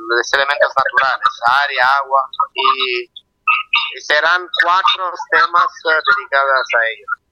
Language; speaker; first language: Spanish; non-native, fluent; Italian